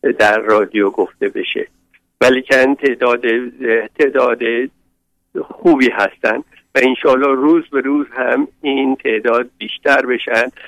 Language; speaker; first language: Persian; native; Persian